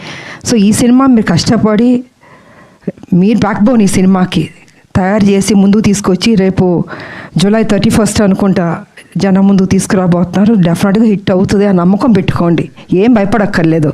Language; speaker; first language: Telugu; native; Telugu